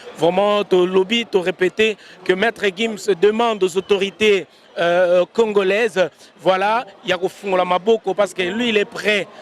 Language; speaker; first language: French; non-native, local second language; Lingala